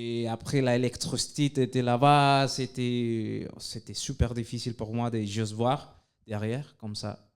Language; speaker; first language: French; non-native, fluent; Spanish